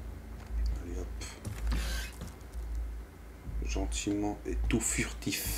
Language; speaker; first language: French; native; French